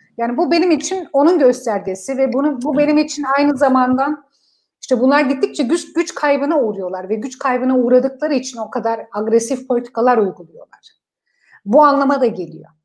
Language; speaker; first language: Turkish; non-native, fluent; Kurdish